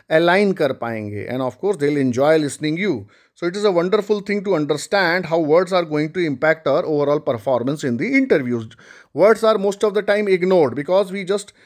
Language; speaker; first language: Hindi; native; Hindi